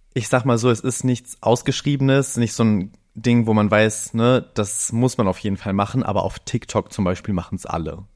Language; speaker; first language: German; early bilingual, other home language; Greek